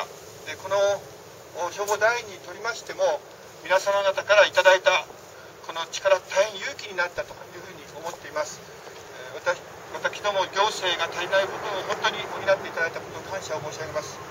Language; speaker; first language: Japanese; native; Japanese